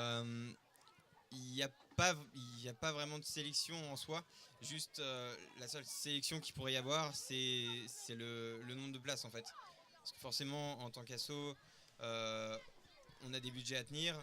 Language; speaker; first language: French; native; French